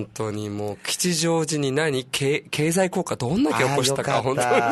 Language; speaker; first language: Japanese; native; Japanese